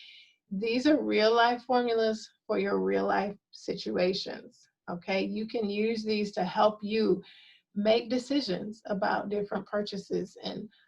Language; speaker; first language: English; native; English